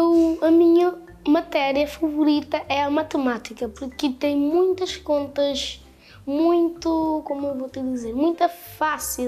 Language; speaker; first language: Portuguese; non-native, local second language; Kabuverdianu